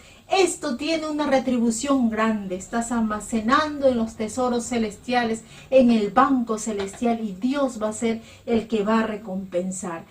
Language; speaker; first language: Spanish; native; Spanish